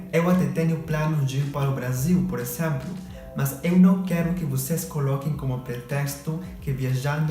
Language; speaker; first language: Portuguese; non-native, fluent; Spanish